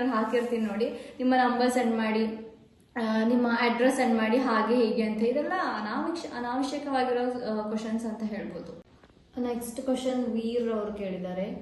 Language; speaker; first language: Kannada; non-native, local second language; Malayalam